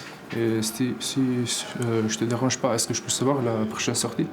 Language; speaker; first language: French; non-native, learner; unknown